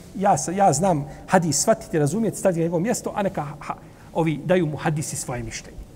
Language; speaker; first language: Bosnian; native; Bosnian